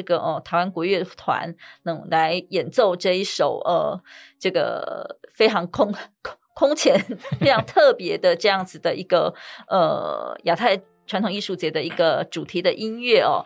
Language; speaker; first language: Chinese; native; Chinese